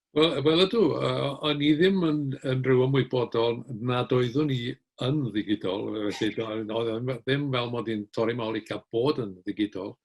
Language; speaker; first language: Welsh; native; Welsh